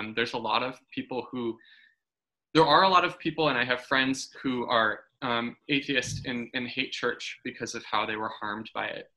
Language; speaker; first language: English; native; English